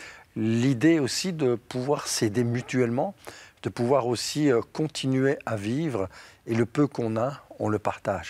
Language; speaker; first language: French; native; French